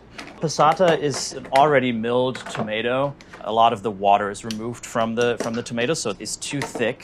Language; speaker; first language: English; native; English